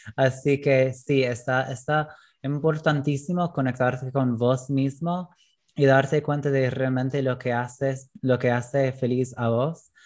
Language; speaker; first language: Spanish; non-native, fluent; English